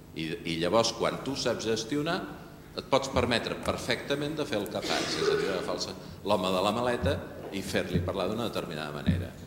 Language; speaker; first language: Catalan; non-native, local second language; Spanish